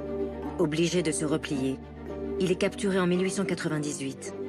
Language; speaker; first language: French; native; French